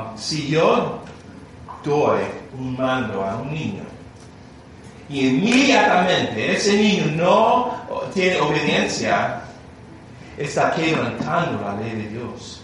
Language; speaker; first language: Spanish; non-native, learner; English